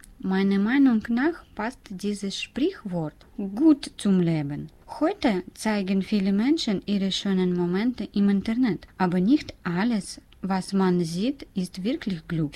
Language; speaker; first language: German; non-native, learner; Russian